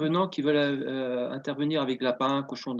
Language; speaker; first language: French; native; French